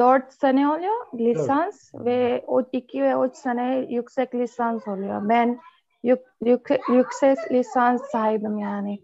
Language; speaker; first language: Turkish; non-native, learner; Urdu